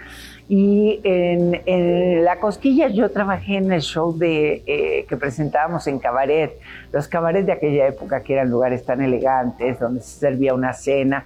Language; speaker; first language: Spanish; native; Spanish